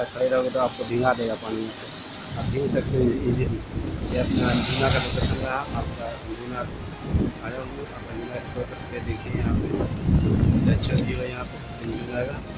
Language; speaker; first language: Hindi; native; Hindi